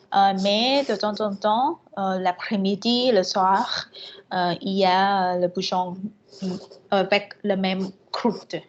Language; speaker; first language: French; non-native, fluent; Vietnamese